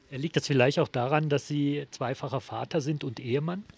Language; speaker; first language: German; native; German